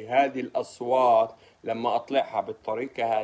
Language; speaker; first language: Arabic; native; Arabic